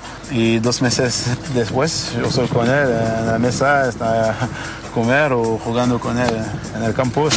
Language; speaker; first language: Spanish; non-native, learner; French